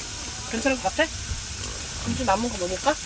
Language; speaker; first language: Korean; native; Korean